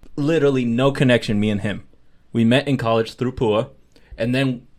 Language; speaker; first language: English; early bilingual, other home language; Spanish